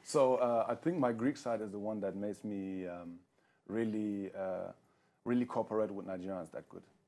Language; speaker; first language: English; non-native, fluent; German